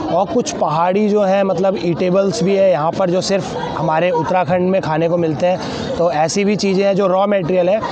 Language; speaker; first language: Hindi; native; Hindi